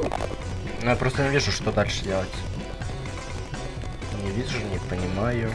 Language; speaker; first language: Russian; native; Russian